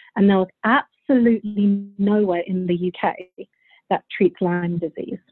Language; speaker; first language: English; early bilingual, other home language; Bulgarian